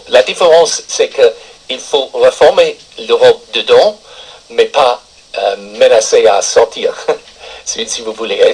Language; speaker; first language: French; non-native, fluent; English